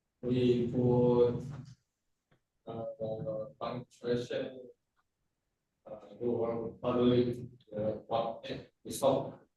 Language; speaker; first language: English; non-native, learner; Indonesian